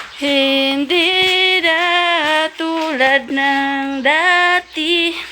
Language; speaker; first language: Filipino; native; Filipino